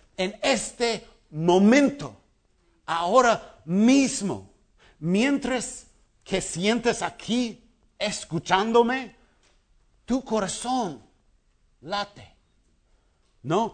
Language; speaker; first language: Spanish; non-native, fluent; English